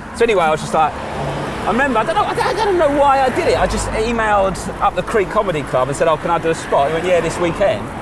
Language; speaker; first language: English; native; English